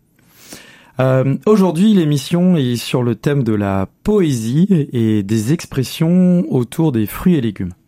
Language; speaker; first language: French; native; French